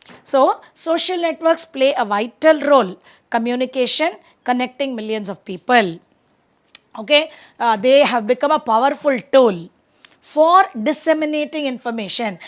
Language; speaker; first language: English; non-native, local second language; Tamil